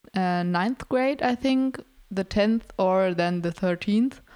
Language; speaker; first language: English; non-native, fluent; German